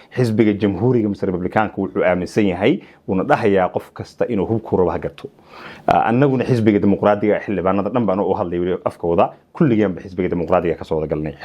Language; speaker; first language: Somali; early bilingual, heritage; Somali